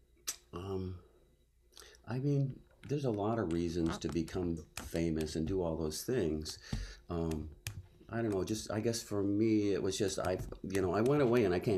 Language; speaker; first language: English; native; English